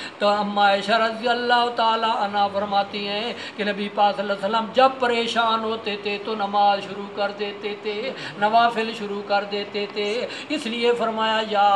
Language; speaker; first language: Urdu; non-native, local second language; Punjabi